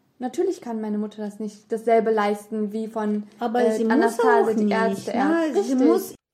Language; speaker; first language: German; early bilingual, other home language; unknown